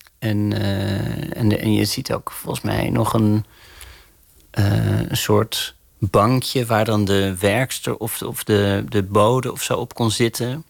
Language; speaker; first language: Dutch; native; Dutch